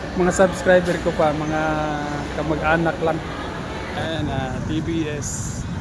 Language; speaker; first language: Filipino; non-native, local second language; Cebuano